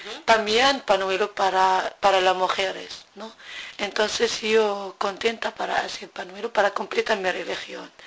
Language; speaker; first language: Spanish; non-native, learner; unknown